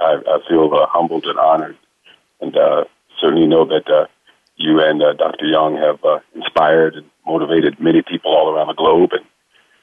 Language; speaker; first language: English; native; English